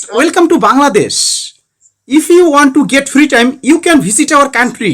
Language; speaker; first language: English; non-native, learner; Bangla